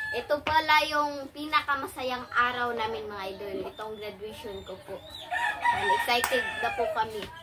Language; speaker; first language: Filipino; non-native, local second language; Cebuano